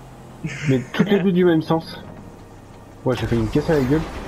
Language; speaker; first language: French; native; French